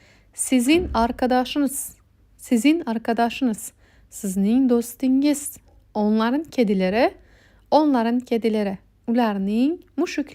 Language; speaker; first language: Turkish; non-native, fluent; Uzbek